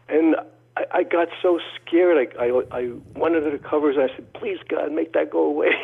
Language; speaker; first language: English; early bilingual, other home language; Polish